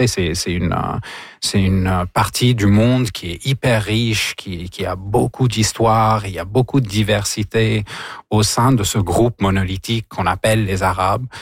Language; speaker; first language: French; non-native, local second language; Arabic